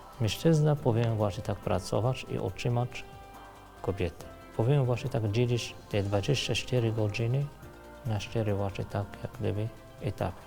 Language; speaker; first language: Polish; non-native, fluent; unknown